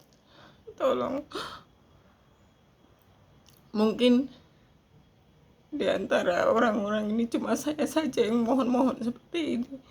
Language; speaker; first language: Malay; non-native, local second language; Javanese